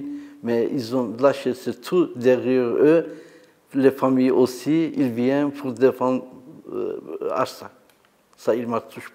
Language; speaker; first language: French; non-native, learner; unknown